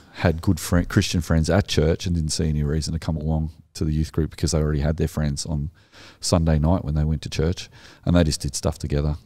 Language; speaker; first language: English; native; English